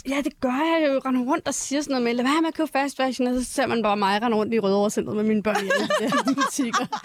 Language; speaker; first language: Danish; early bilingual, other home language; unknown